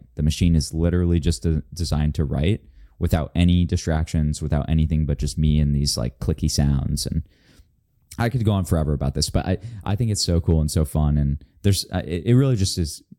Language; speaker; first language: English; native; English